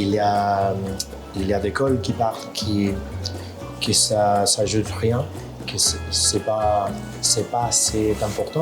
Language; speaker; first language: French; non-native, fluent; Spanish